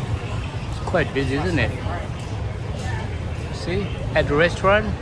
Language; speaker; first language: English; non-native, local second language; Indonesian